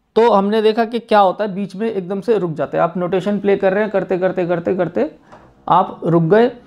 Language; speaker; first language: Hindi; native; Hindi